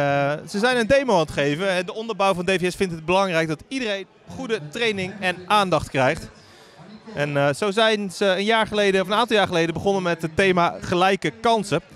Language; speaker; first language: Dutch; native; Dutch